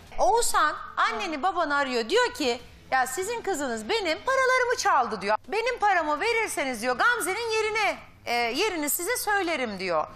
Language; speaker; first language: Turkish; native; Turkish